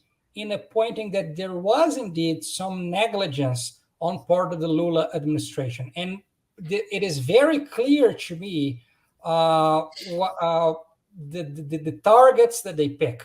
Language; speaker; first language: English; non-native, fluent; Portuguese